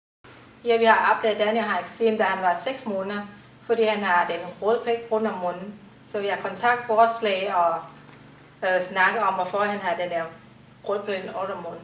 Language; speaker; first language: Danish; non-native, local second language; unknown